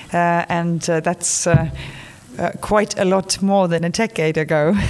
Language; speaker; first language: English; non-native, fluent; Estonian